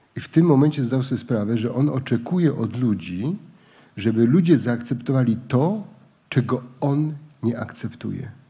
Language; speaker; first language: Polish; native; Polish